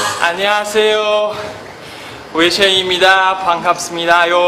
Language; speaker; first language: Korean; non-native, learner; Chinese